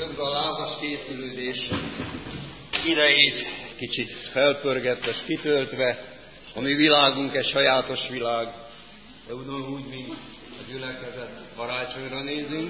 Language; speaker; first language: Hungarian; native; Hungarian